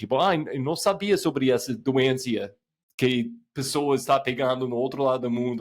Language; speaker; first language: Portuguese; non-native, fluent; English